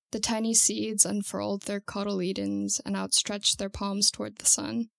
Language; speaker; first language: English; native; English